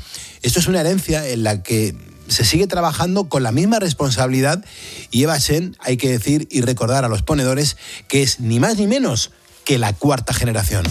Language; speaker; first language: Spanish; native; Spanish